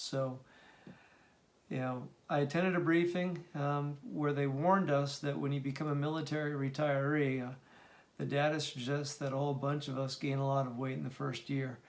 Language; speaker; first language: English; native; English